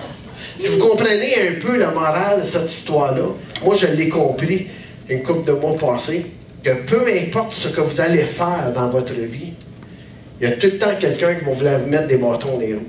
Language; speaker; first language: French; native; French